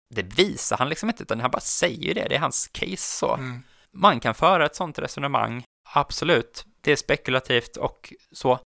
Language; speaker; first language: Swedish; native; Swedish